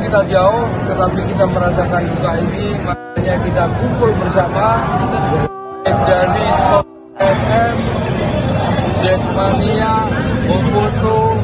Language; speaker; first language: Indonesian; native; Indonesian